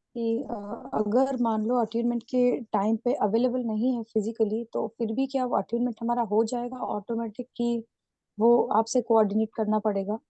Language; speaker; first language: Hindi; native; Hindi